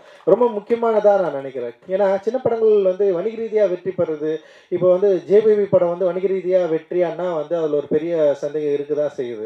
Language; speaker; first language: Tamil; native; Tamil